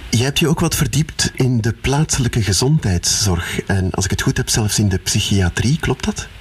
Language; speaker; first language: Dutch; native; Dutch